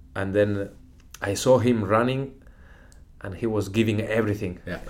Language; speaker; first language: English; non-native, fluent; Spanish